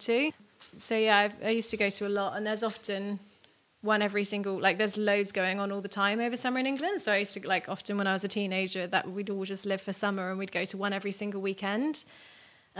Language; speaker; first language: English; native; English